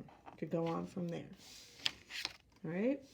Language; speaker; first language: English; native; English